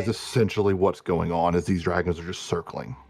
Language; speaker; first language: English; native; English